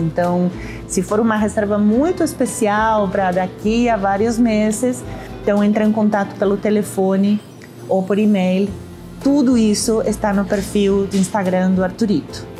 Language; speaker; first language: Portuguese; non-native, fluent; Spanish